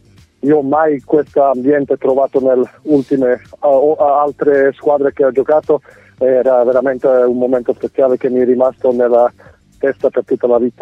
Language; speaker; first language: Italian; non-native, fluent; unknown